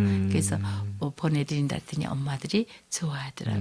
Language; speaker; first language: Korean; native; Korean